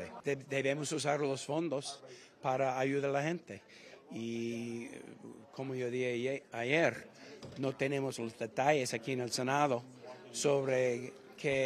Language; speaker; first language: Spanish; non-native, fluent; English